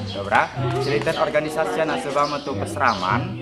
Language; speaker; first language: Polish; non-native, learner; Balinese